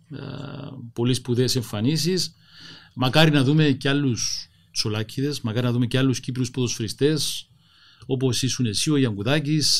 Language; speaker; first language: Greek; native; Greek